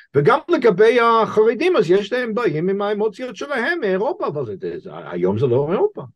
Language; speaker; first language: Hebrew; non-native, fluent; English